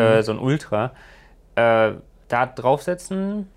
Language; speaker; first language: German; native; German